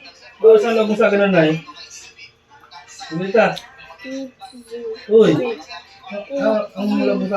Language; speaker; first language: Filipino; non-native, local second language; Bikol